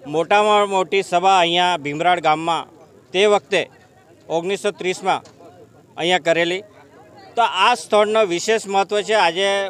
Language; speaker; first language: Gujarati; native; Gujarati